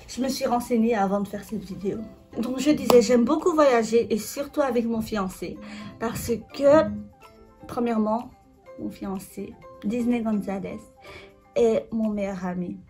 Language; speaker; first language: French; native; French